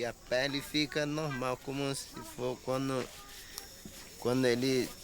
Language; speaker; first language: Portuguese; non-native, local second language; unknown